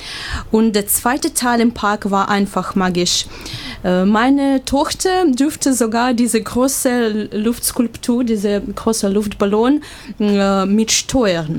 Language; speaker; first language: German; non-native, learner; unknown